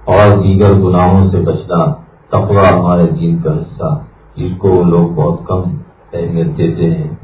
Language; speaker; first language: Urdu; native; Urdu